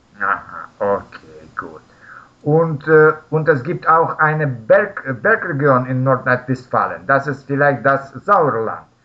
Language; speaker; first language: German; non-native, learner; Russian